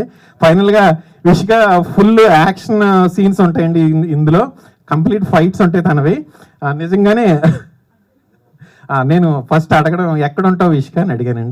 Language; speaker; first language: Telugu; native; Telugu